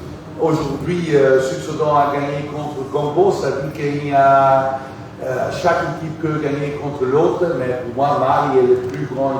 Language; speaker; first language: French; non-native, fluent; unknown